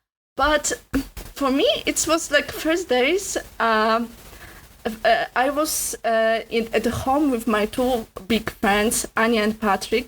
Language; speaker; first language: English; non-native, learner; Polish